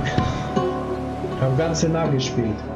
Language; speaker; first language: German; non-native, fluent; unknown